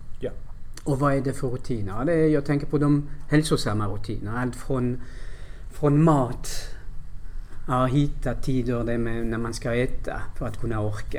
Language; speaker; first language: Swedish; non-native, fluent; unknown